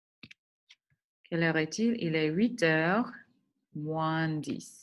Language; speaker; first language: French; non-native, fluent; English